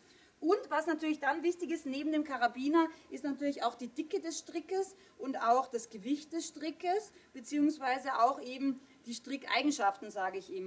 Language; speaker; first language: German; native; German